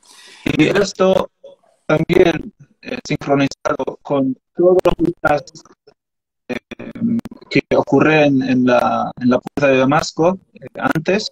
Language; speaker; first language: Spanish; non-native, learner; Arabic